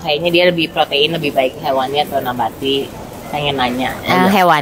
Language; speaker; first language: Indonesian; native; Indonesian